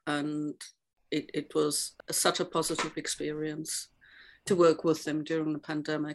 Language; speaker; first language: English; native; English